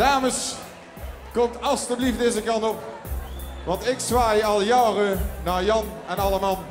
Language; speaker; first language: Dutch; native; Dutch